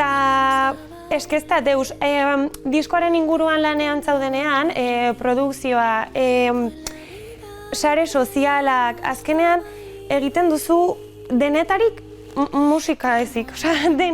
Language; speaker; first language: Basque; non-native, local second language; Spanish